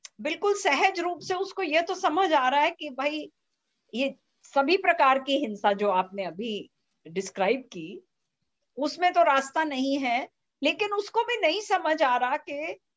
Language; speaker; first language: Hindi; native; Hindi